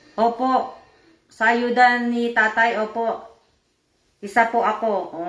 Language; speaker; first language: Filipino; native; Filipino